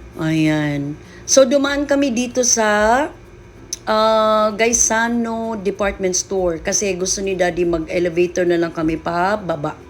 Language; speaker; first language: Filipino; non-native, local second language; Cebuano